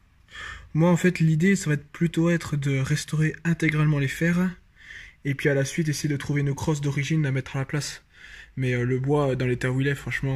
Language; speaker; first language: French; native; French